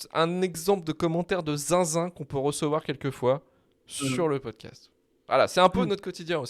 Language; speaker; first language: French; native; French